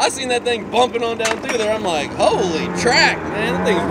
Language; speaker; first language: English; native; English